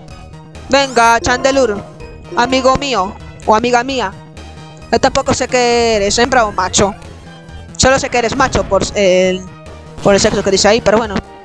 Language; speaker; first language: Spanish; native; Spanish